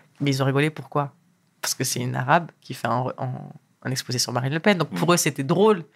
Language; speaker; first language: French; early bilingual, other home language; Arabic